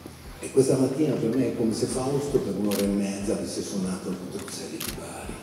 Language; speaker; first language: Italian; native; Italian